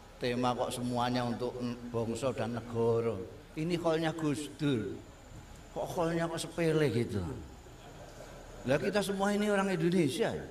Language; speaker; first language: Indonesian; non-native, local second language; Javanese